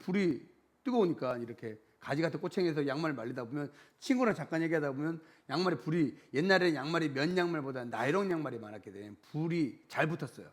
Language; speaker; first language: Korean; native; Korean